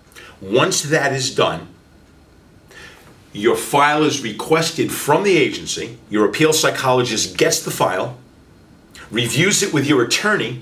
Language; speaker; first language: English; native; English